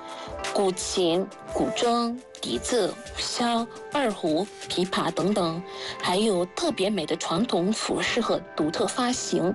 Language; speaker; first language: Chinese; non-native, fluent; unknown